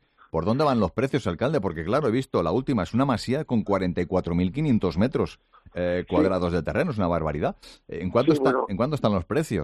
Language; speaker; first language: Spanish; native; Spanish